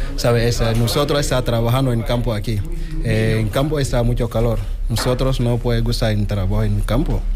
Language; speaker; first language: Spanish; non-native, learner; Wolof